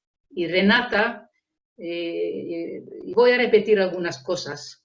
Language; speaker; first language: Spanish; non-native, fluent; Finnish